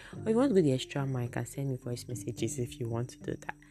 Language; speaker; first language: English; non-native, local second language; Igbo